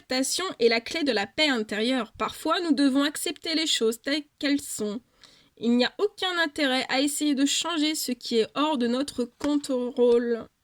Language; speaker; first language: French; native; French